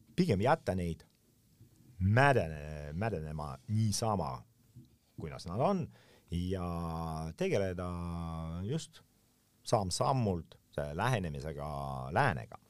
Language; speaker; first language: Estonian; non-native, local second language; Russian